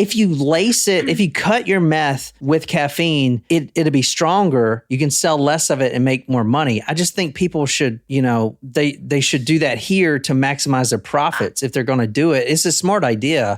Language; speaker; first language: English; native; English